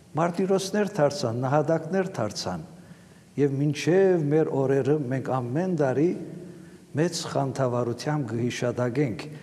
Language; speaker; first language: Armenian; early bilingual, heritage; Armenian